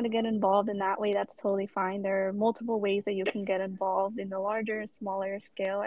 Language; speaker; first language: English; native; English